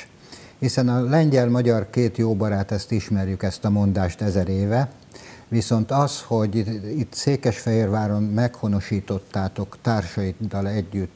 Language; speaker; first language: Hungarian; native; Hungarian